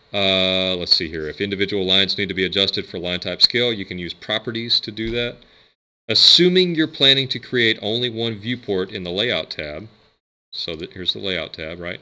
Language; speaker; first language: English; native; English